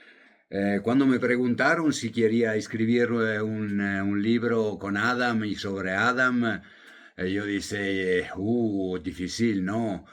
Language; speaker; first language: Spanish; non-native, fluent; Italian